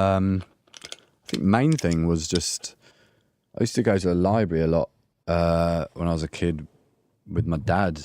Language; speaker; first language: English; native; English